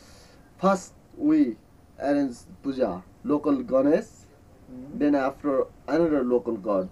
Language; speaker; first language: English; non-native, learner; Newari